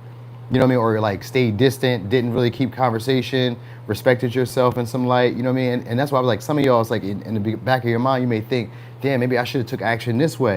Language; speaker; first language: English; native; English